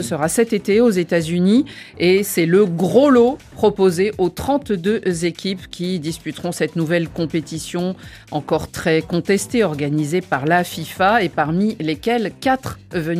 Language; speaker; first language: French; native; French